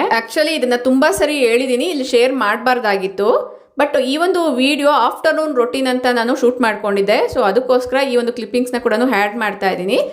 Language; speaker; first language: Kannada; non-native, local second language; Telugu